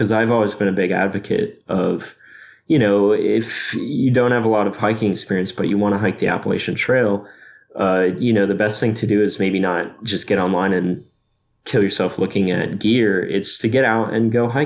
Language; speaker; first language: English; native; English